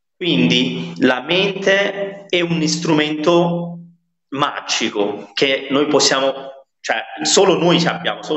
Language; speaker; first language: Italian; non-native, fluent; Nepali